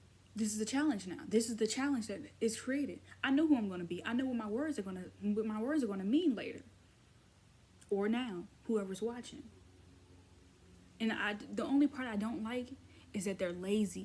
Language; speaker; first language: English; native; English